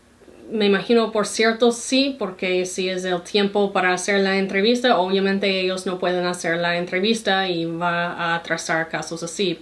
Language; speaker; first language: Spanish; non-native, fluent; English